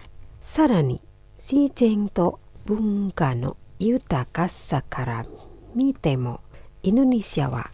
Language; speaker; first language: Japanese; non-native, fluent; Indonesian